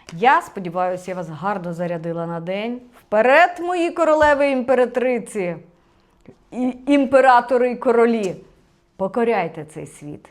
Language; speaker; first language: Ukrainian; non-native, local second language; Russian